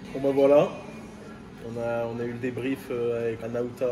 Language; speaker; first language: French; native; French